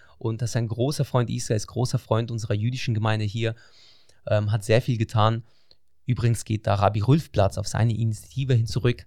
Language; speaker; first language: German; non-native, fluent; Russian